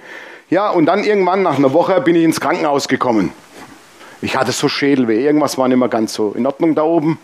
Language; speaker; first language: German; native; German